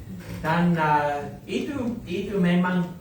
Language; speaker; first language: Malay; non-native, fluent; English